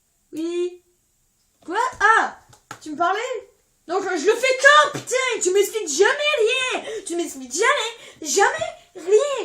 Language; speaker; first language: French; native; French